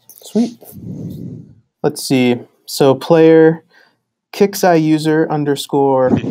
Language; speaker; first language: English; native; English